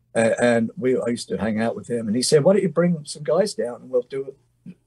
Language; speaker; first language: English; native; English